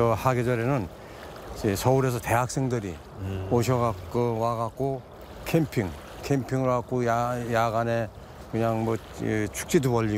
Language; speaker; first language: Korean; native; Korean